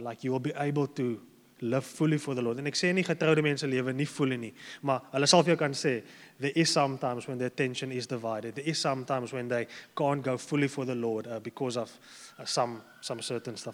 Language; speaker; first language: English; non-native, local second language; Afrikaans